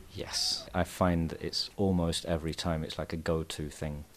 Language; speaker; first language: English; native; English